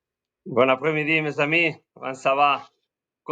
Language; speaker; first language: French; non-native, learner; Spanish